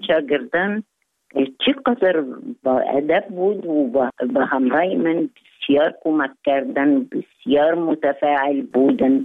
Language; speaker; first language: Persian; non-native, fluent; Arabic